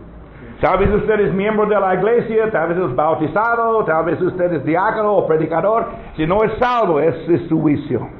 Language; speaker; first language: Spanish; non-native, learner; English